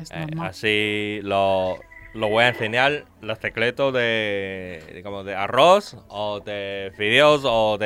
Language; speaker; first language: Spanish; non-native, learner; Chinese